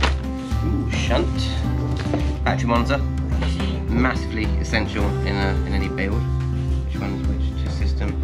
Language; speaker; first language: English; native; English